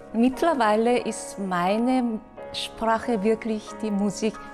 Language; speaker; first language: German; non-native, fluent; Korean